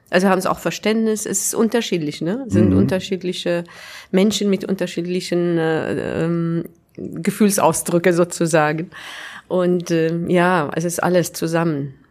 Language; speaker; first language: German; non-native, fluent; Arabic